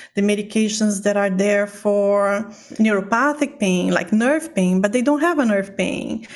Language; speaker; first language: English; non-native, fluent; Portuguese